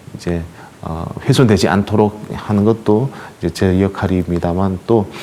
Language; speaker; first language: Korean; native; Korean